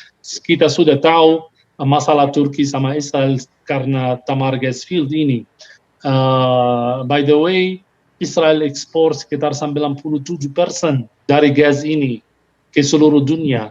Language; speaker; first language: Indonesian; non-native, fluent; Hebrew